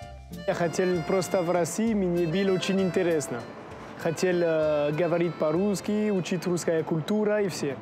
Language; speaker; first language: Russian; non-native, learner; French